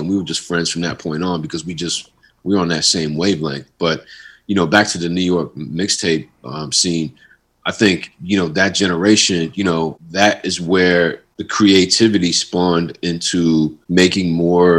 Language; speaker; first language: English; native; English